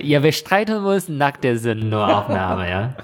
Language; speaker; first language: German; non-native, fluent; Chinese